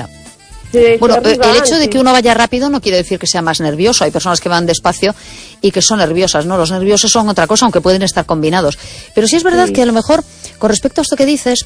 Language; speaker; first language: Spanish; native; Spanish